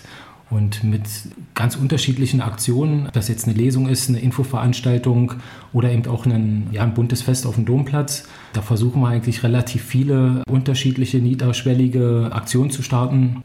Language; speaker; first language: German; native; German